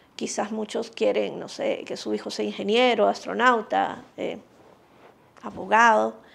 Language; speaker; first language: Spanish; native; Spanish